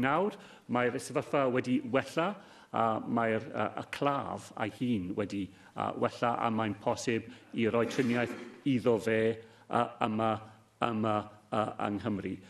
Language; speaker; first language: Welsh; non-native, local second language; English